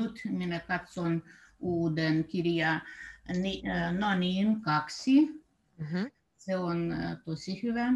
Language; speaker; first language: Finnish; non-native, learner; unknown